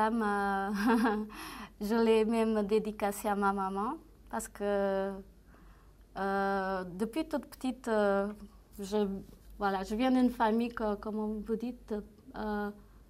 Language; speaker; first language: French; non-native, fluent; Portuguese